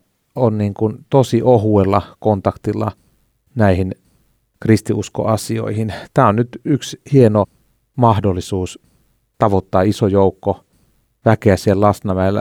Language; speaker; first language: Finnish; native; Finnish